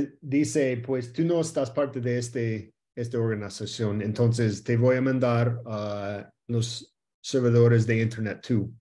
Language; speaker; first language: Spanish; early bilingual, heritage; Spanish